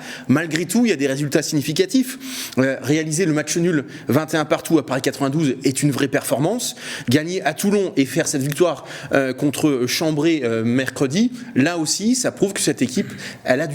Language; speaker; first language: French; native; French